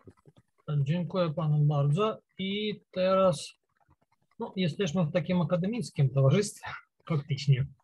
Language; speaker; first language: Polish; non-native, learner; Ukrainian